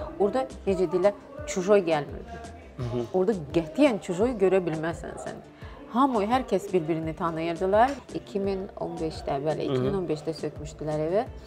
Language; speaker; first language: Azerbaijani; non-native, local second language; Russian